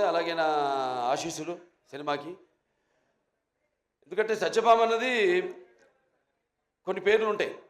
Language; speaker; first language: Telugu; native; Telugu